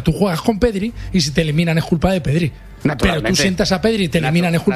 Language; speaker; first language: Spanish; native; Spanish